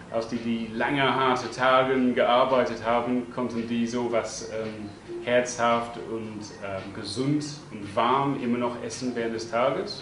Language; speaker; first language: German; non-native, fluent; English